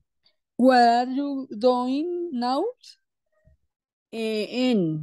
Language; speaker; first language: English; non-native, learner; Spanish